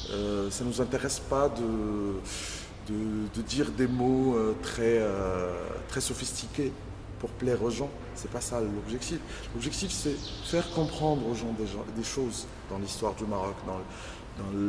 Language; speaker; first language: French; non-native, local second language; Arabic